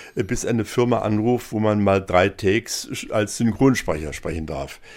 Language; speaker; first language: German; native; German